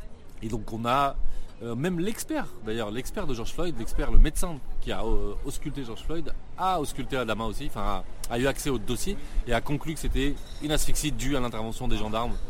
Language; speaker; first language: French; native; French